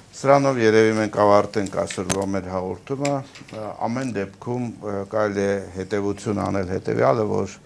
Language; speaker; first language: Armenian; native; Armenian